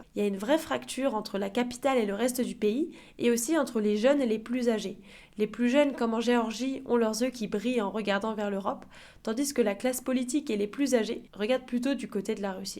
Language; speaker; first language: French; native; French